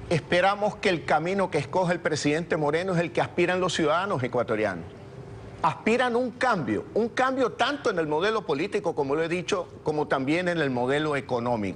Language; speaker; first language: Spanish; native; Spanish